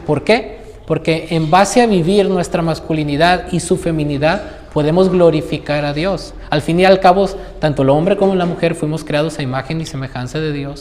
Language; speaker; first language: Spanish; native; Spanish